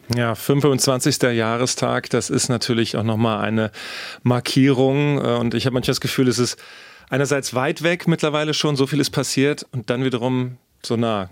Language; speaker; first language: German; native; German